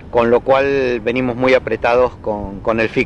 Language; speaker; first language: Spanish; native; Spanish